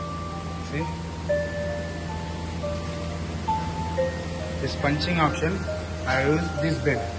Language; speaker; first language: English; non-native, learner; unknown